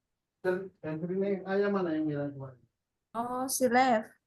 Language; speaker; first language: English; non-native, learner; Indonesian